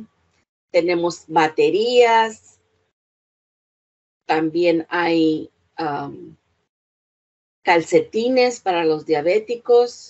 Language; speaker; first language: Spanish; early bilingual, heritage; Spanish